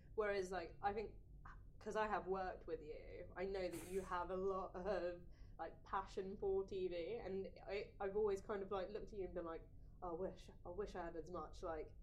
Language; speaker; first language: English; native; English